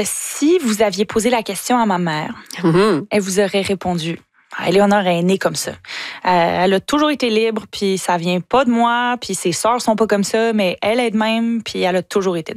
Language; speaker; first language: French; native; French